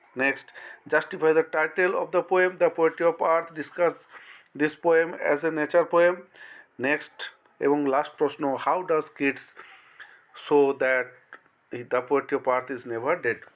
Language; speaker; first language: English; non-native, local second language; Bangla